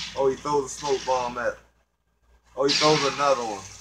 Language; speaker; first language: English; native; English